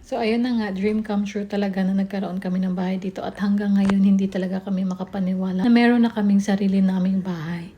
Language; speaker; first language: Filipino; non-native, local second language; Cebuano